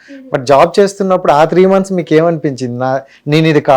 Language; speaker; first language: Telugu; native; Telugu